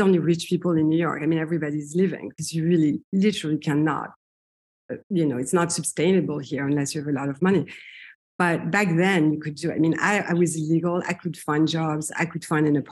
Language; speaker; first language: English; non-native, fluent; French